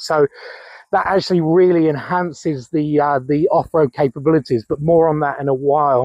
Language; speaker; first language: English; native; English